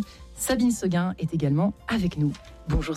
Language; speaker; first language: French; native; French